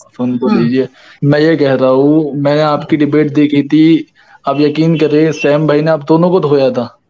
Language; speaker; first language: Hindi; native; Hindi